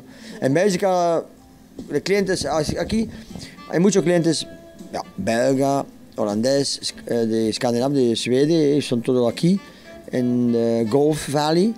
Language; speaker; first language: Spanish; non-native, learner; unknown